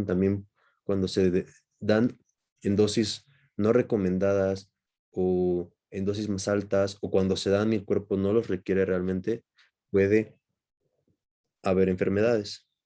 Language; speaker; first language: Spanish; native; Spanish